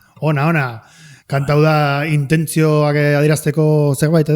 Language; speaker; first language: Basque; native; Basque